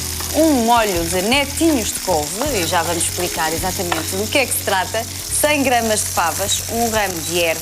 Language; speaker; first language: Portuguese; native; Portuguese